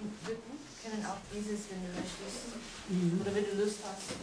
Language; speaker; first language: German; non-native, learner; English